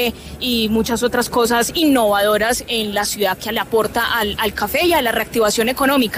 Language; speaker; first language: Spanish; native; Spanish